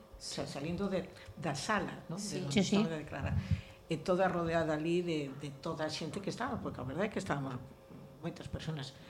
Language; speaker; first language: Galician; native; Galician